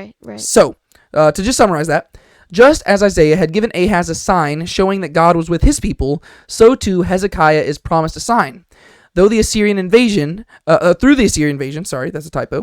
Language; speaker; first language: English; native; English